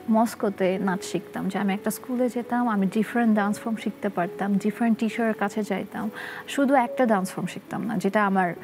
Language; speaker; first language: Bangla; early bilingual, heritage; Bangla